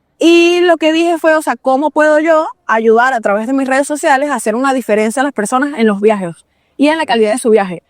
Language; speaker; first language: Spanish; native; Spanish